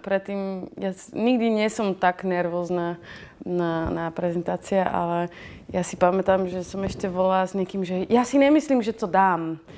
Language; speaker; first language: Slovak; non-native, fluent; Dutch